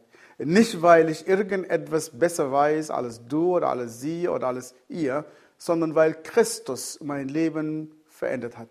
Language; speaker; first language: German; non-native, fluent; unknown